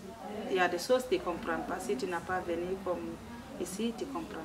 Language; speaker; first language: French; non-native, learner; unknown